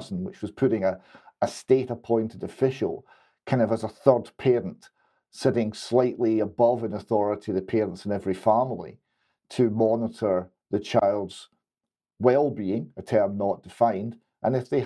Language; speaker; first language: English; native; English